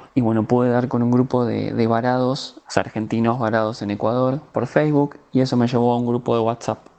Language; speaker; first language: Spanish; native; Spanish